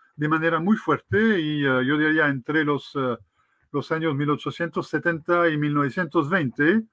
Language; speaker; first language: Spanish; non-native, fluent; French